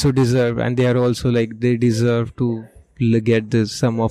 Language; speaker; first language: English; non-native, local second language; Marathi